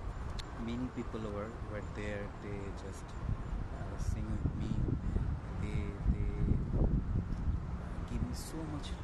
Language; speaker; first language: English; non-native, learner; Bangla